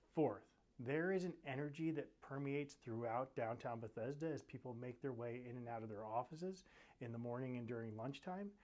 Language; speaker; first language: English; native; English